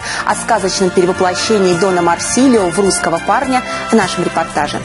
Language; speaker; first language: Russian; native; Russian